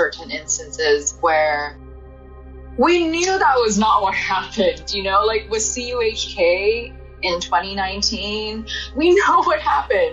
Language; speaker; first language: English; non-native, local second language; Cantonese